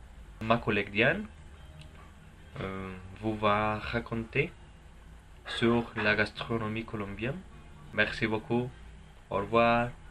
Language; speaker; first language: French; non-native, learner; Spanish